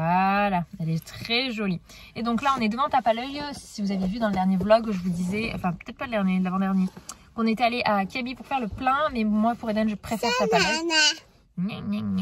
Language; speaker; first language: French; native; French